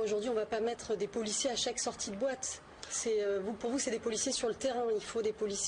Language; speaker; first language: French; native; French